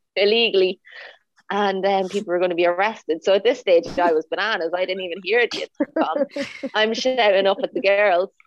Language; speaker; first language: English; native; English